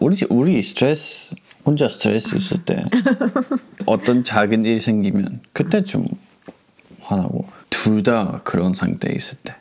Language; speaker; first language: Korean; non-native, learner; English